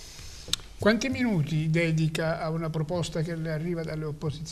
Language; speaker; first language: Italian; native; Italian